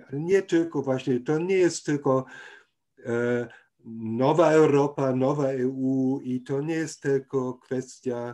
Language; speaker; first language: Polish; non-native, fluent; German